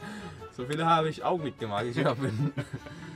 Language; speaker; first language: German; non-native, learner; Danish